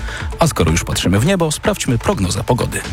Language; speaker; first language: Polish; native; Polish